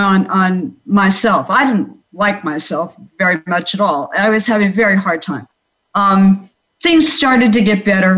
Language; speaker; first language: English; native; English